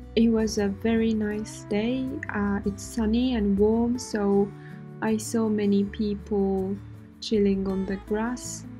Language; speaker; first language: English; non-native, fluent; Japanese